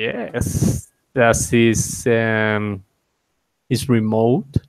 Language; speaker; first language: English; non-native, learner; Spanish